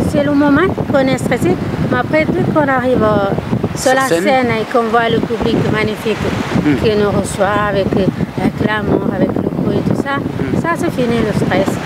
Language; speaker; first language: French; non-native, learner; Kabuverdianu